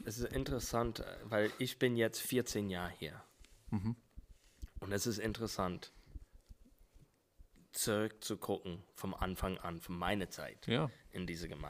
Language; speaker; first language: German; non-native, fluent; English